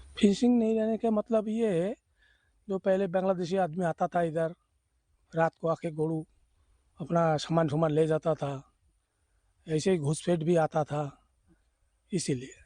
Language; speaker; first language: Hindi; non-native, local second language; Bangla